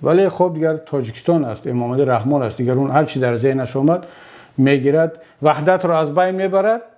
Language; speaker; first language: Persian; native; Persian